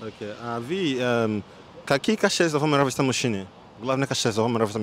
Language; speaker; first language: Russian; non-native, learner; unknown